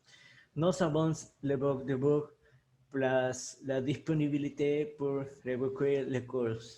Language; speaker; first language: French; non-native, learner; Spanish